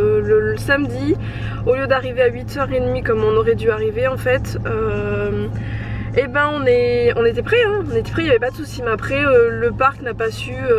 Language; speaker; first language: French; native; French